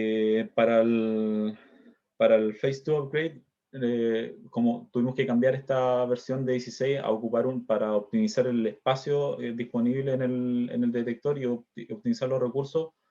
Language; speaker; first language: Spanish; native; Spanish